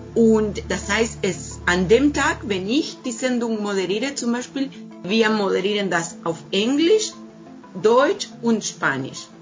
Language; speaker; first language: German; non-native, fluent; Spanish